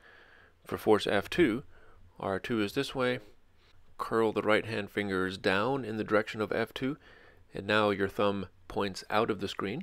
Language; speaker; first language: English; native; English